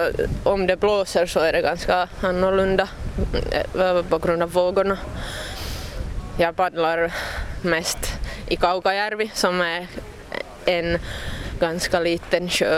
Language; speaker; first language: Swedish; non-native, local second language; Finnish